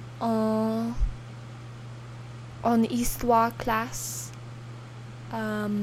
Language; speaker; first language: French; non-native, learner; English